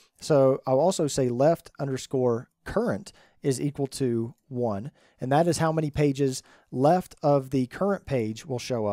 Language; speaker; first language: English; native; English